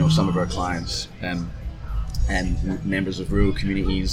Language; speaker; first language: English; native; English